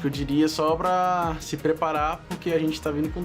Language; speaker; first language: Portuguese; native; Portuguese